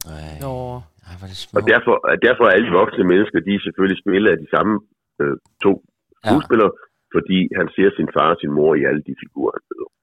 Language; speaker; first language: Danish; native; Danish